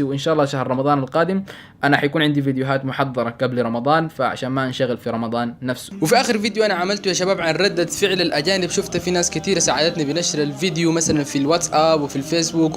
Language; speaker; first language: Arabic; native; Arabic